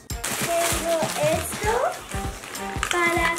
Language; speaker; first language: Spanish; early bilingual, heritage; Spanish